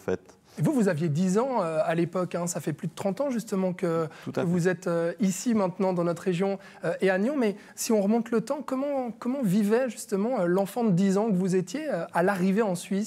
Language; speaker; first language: French; native; French